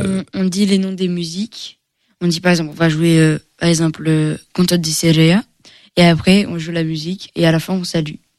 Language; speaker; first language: French; early bilingual, other home language; Portuguese